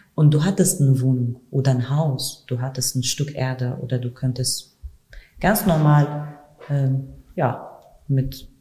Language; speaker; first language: German; non-native, fluent; Arabic